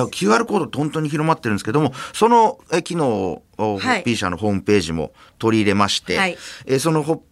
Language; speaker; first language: Japanese; native; Japanese